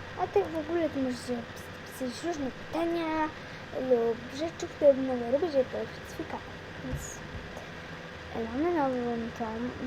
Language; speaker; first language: Polish; native; Polish